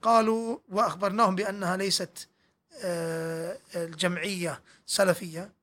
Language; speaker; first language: Arabic; non-native, fluent; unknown